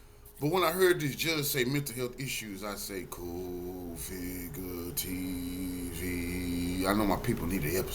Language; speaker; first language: English; native; English